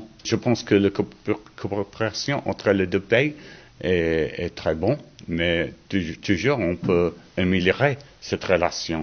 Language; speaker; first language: French; non-native, learner; English